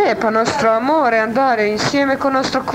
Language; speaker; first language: Italian; non-native, learner; Croatian